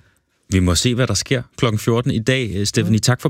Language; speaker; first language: Danish; native; Danish